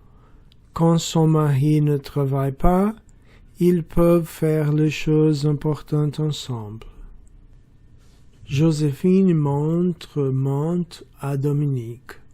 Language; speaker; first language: French; non-native, learner; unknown